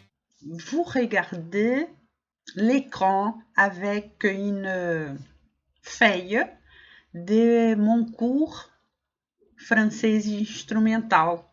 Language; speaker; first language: French; non-native, fluent; Portuguese